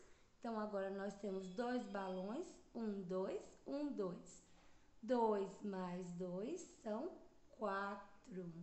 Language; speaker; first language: Portuguese; native; Portuguese